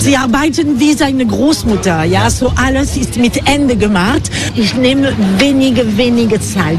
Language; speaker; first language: German; non-native, fluent; French